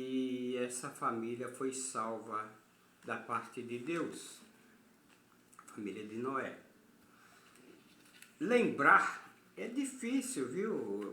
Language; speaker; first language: Portuguese; native; Portuguese